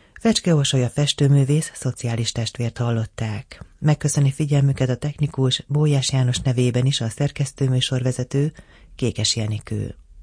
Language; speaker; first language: Hungarian; native; Hungarian